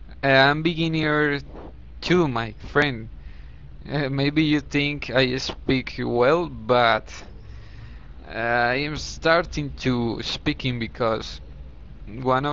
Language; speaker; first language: English; non-native, learner; Spanish